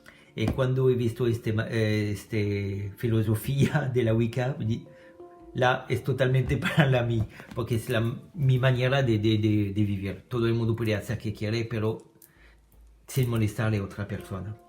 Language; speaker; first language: Spanish; non-native, learner; French